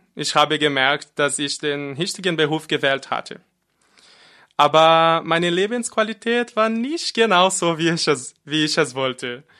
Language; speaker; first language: German; non-native, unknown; Portuguese